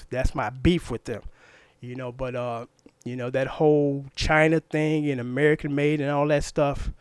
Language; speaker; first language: English; native; English